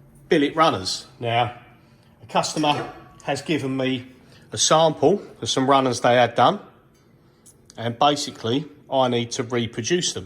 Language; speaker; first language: English; native; English